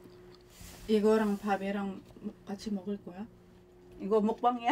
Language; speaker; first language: Korean; non-native, fluent; Indonesian